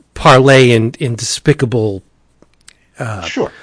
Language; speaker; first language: English; native; English